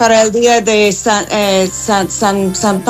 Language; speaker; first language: Spanish; non-native, fluent; English